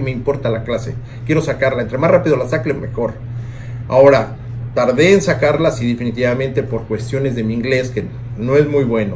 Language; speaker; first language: Spanish; native; Spanish